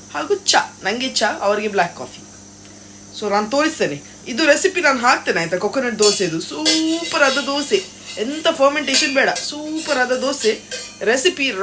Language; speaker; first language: Kannada; native; Kannada